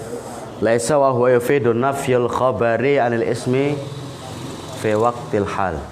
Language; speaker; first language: Arabic; non-native, fluent; Indonesian